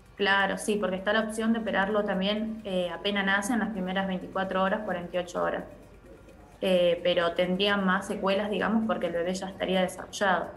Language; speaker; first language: Spanish; native; Spanish